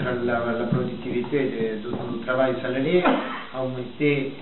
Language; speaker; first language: French; non-native, fluent; Italian